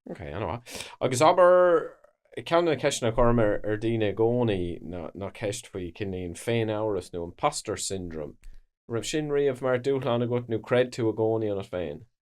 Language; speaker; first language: Irish; non-native, local second language; English